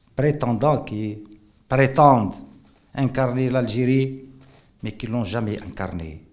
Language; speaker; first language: French; non-native, local second language; Arabic